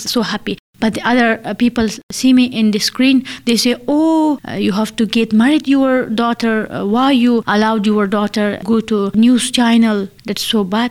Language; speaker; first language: English; non-native, learner; Persian